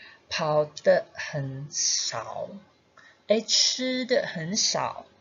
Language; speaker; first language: Chinese; non-native, fluent; Indonesian